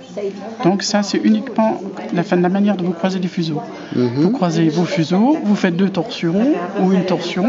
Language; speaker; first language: French; native; French